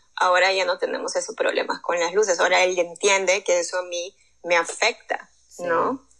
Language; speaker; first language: Spanish; native; Spanish